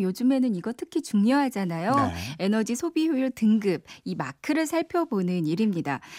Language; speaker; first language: Korean; native; Korean